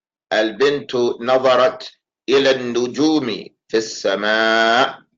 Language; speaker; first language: Arabic; non-native, fluent; English